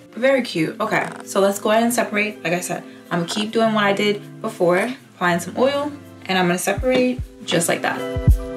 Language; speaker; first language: English; native; English